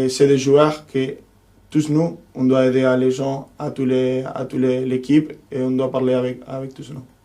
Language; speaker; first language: French; non-native, fluent; Spanish